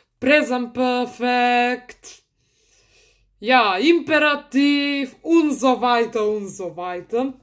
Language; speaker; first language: German; early bilingual, other home language; Macedonian